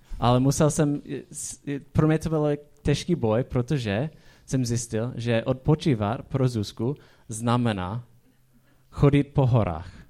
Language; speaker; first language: Czech; non-native, fluent; English